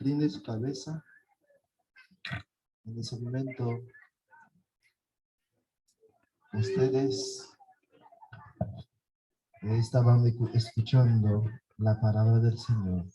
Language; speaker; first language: Spanish; non-native, fluent; Haitian Creole